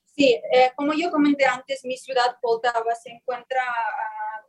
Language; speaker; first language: Spanish; non-native, learner; Ukrainian